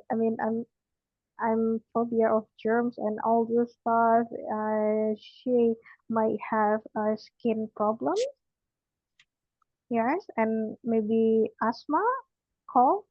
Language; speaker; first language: English; non-native, learner; Indonesian